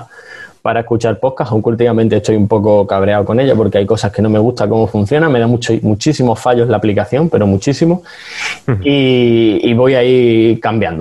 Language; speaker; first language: Spanish; native; Spanish